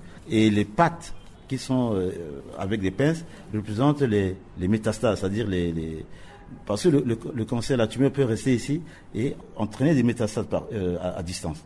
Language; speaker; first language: French; non-native, local second language; Sango